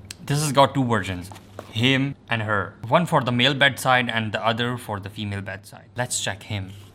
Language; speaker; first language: English; non-native, local second language; Urdu